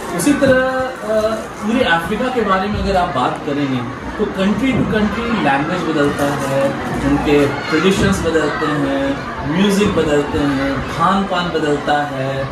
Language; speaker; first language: Hindi; native; Hindi